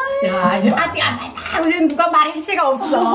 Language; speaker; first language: Korean; native; Korean